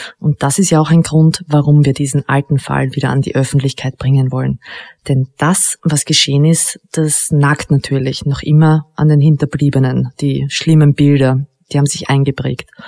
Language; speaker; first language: German; native; German